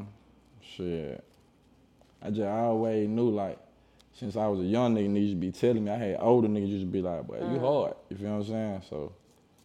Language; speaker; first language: English; native; English